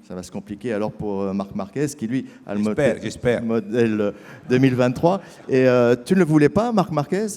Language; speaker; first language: French; native; French